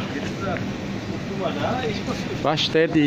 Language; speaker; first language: German; non-native, learner; Thai